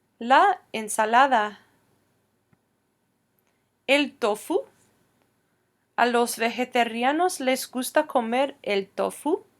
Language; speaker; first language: Spanish; non-native, fluent; English